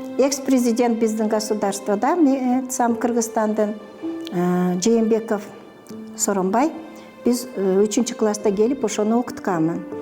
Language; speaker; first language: Kyrgyz; non-native, local second language; Russian